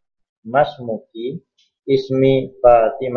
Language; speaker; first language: Arabic; non-native, learner; Indonesian